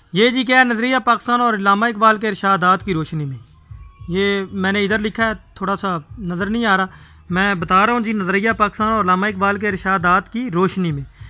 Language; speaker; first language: Urdu; native; Urdu